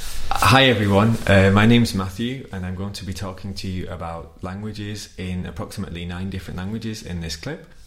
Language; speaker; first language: English; native; English